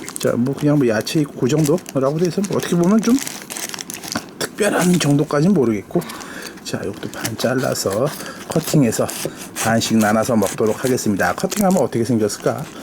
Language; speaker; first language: Korean; native; Korean